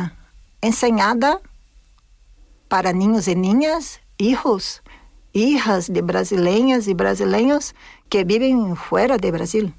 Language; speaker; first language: Spanish; non-native, fluent; Portuguese